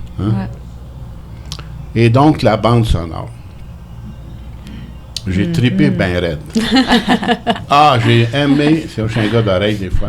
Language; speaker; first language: French; native; French